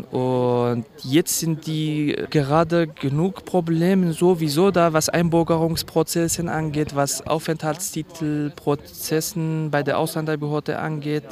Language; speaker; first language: German; non-native, fluent; Kurdish